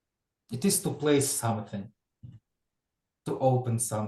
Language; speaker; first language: English; non-native, fluent; Ukrainian